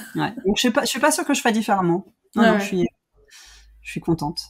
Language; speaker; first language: French; native; French